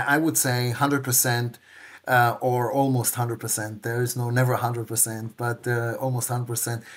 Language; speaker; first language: English; non-native, fluent; Hebrew